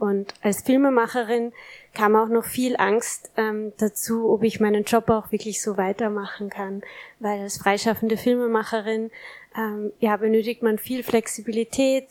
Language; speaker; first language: German; native; German